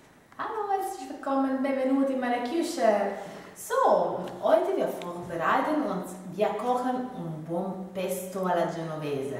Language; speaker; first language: German; non-native, fluent; Italian